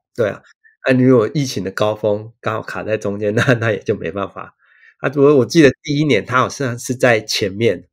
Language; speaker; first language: Chinese; native; Chinese